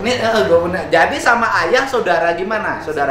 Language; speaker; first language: Indonesian; native; Indonesian